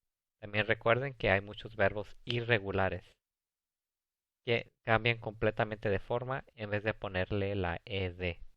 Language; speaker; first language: Spanish; early bilingual, heritage; Spanish